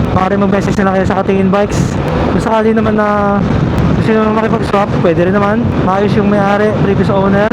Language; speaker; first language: Filipino; native; Filipino